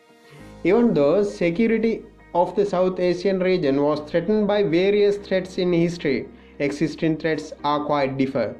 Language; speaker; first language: English; non-native, local second language; Sinhala